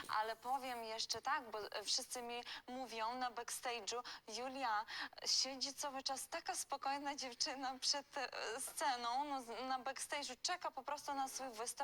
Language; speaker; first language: Polish; non-native, fluent; Ukrainian